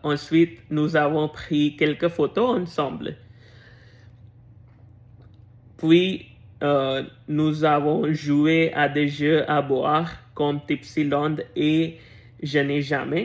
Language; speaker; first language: French; non-native, learner; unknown